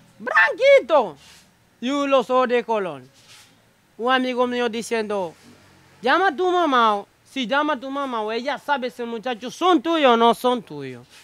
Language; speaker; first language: Spanish; non-native, learner; Haitian Creole